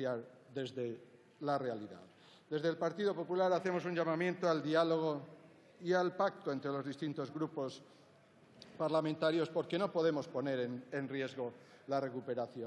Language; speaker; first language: Spanish; native; Spanish